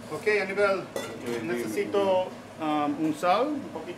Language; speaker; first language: Spanish; non-native, learner; English